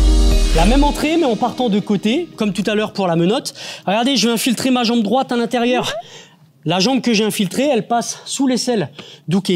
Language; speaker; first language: French; native; French